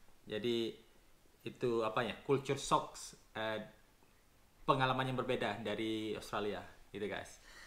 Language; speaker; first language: Indonesian; native; Indonesian